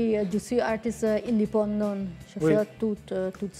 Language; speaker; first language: French; non-native, learner; English